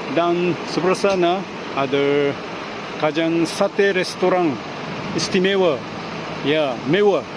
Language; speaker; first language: Malay; non-native, learner; Japanese